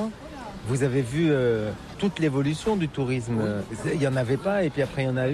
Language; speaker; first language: French; native; French